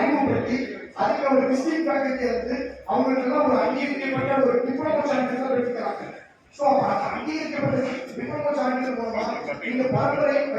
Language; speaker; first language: Tamil; native; Tamil